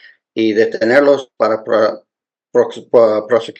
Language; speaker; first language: Spanish; non-native, learner; English